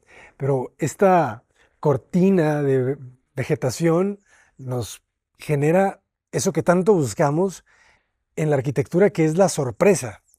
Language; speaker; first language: Spanish; native; Spanish